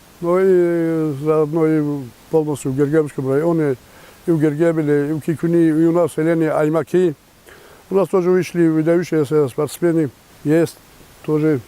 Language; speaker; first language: Russian; non-native, local second language; Avaric